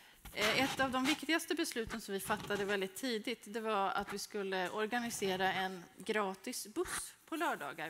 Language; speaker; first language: Swedish; native; Swedish